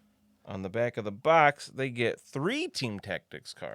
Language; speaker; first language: English; native; English